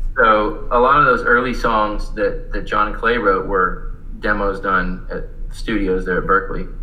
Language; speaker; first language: English; native; English